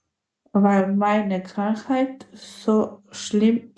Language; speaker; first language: German; non-native, learner; Macedonian